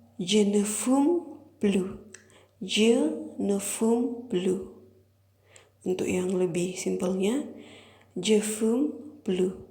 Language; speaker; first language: Indonesian; native; Indonesian